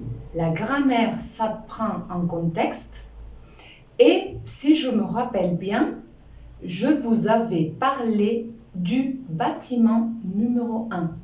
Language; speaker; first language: French; non-native, fluent; Spanish